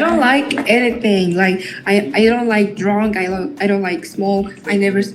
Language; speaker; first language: English; non-native, learner; Arabic